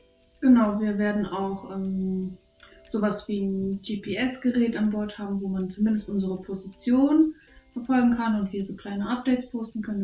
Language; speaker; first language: German; native; German